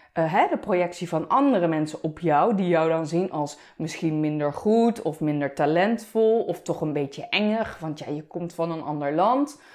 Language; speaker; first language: Dutch; early bilingual, other home language; Turkish